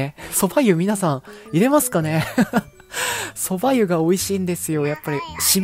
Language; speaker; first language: Japanese; native; Japanese